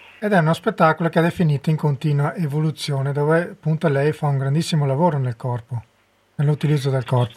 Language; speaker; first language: Italian; native; Italian